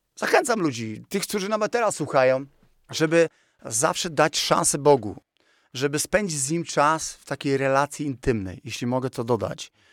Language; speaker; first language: Polish; native; Polish